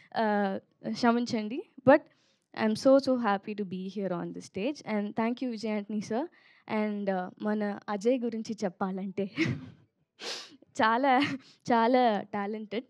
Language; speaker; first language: Telugu; non-native, local second language; Tamil